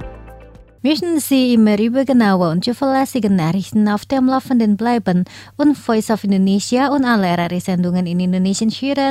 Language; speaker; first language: German; non-native, fluent; Indonesian